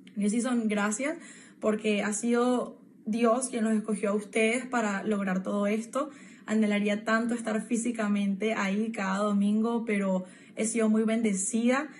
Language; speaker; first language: Spanish; native; Spanish